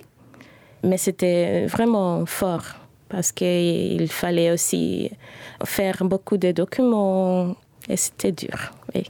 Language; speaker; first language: French; non-native, fluent; Spanish